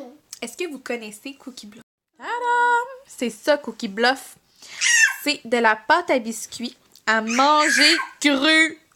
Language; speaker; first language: French; native; French